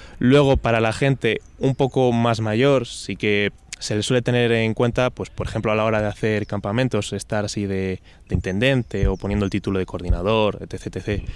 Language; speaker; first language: Spanish; native; Spanish